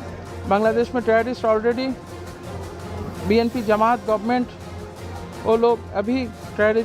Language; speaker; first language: Hindi; non-native, fluent; Bangla